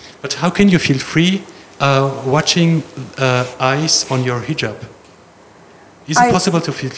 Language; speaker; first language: English; non-native, fluent; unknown